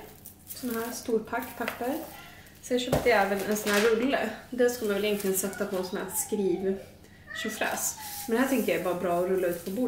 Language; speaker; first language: Swedish; native; Swedish